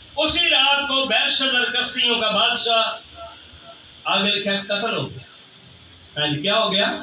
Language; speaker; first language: Urdu; non-native, local second language; Punjabi